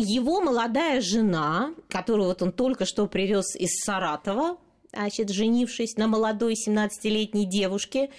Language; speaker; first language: Russian; native; Russian